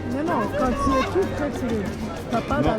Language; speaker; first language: French; non-native, local second language; Kinyarwanda